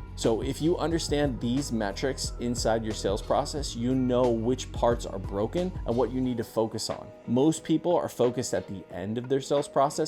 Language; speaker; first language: English; native; English